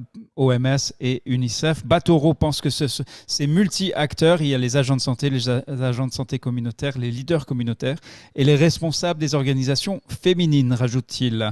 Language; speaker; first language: French; native; French